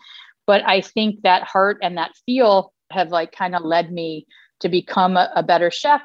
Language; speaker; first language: English; native; English